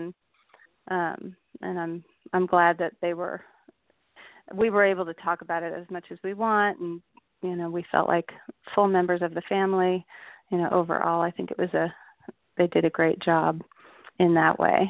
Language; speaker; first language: English; native; English